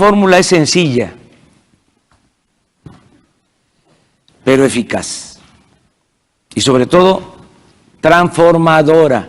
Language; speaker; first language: Spanish; native; Spanish